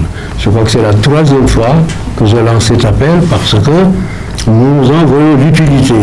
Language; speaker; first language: French; non-native, local second language; Wolof